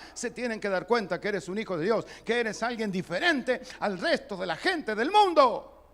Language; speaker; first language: Spanish; early bilingual, other home language; Italian